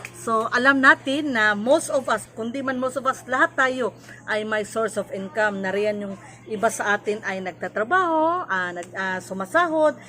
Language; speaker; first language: Filipino; native; Filipino